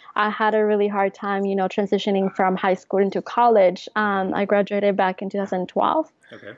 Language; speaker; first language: English; early bilingual, other home language; Spanish